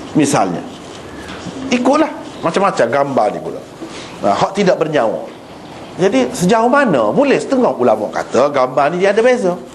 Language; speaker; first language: Malay; native; Malay